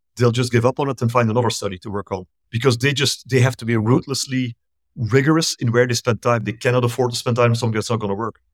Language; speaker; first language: English; non-native, fluent; Dutch